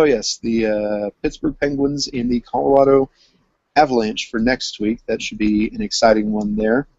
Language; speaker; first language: English; native; English